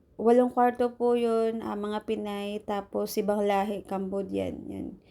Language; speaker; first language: Filipino; native; Filipino